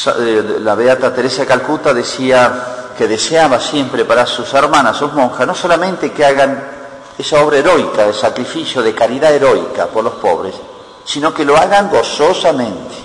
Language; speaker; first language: Spanish; native; Spanish